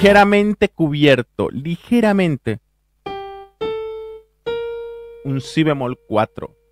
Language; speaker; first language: Spanish; native; Spanish